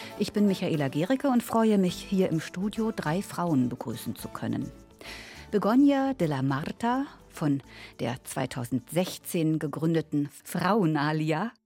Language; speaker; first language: German; native; German